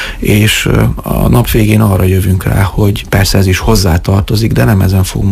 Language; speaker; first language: Hungarian; native; Hungarian